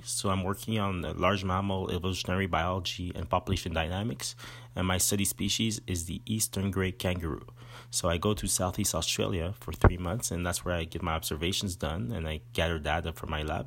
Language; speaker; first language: English; non-native, fluent; French